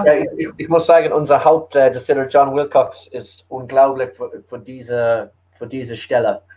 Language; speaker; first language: German; early bilingual, heritage; English